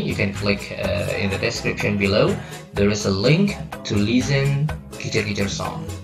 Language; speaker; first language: English; non-native, fluent; Indonesian